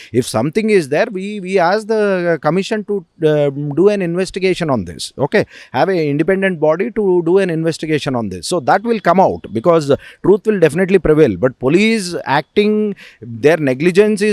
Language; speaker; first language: English; non-native, local second language; Telugu